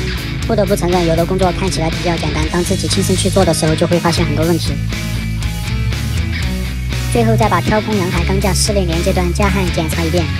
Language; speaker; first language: Chinese; native; Chinese